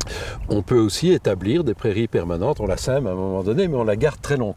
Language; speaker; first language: French; native; French